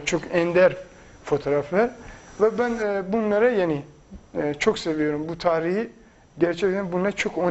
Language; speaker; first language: Turkish; non-native, fluent; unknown